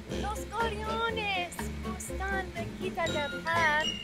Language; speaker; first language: Spanish; non-native, learner; English